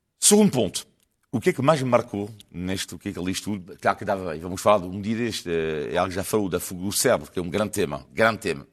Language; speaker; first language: Portuguese; non-native, fluent; French